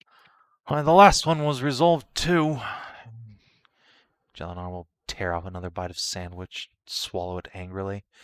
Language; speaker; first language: English; native; English